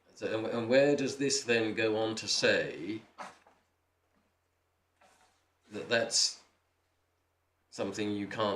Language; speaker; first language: English; native; English